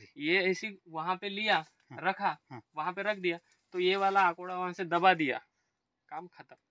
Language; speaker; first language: Hindi; non-native, local second language; Marathi